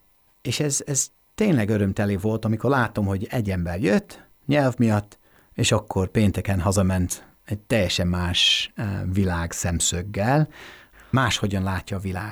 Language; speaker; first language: Hungarian; non-native, fluent; English